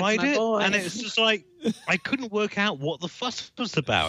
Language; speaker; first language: English; native; English